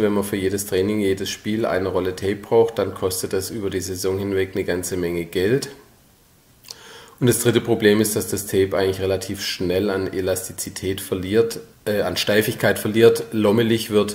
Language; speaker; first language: German; native; German